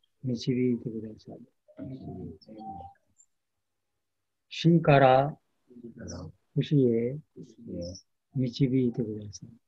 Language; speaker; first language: Japanese; non-native, learner; Bangla